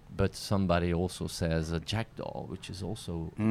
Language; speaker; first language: English; non-native, fluent; Dutch